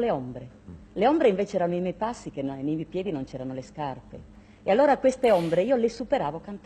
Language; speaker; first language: Italian; non-native, local second language; Sardinian